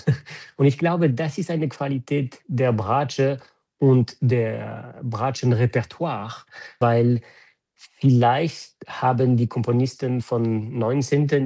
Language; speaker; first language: German; non-native, fluent; French